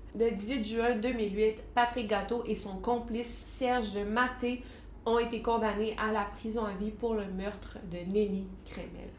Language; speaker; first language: French; native; French